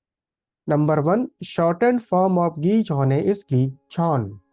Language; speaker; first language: Korean; non-native, fluent; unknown